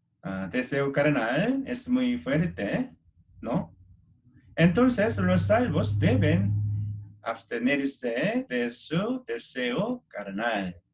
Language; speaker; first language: Spanish; non-native, fluent; Korean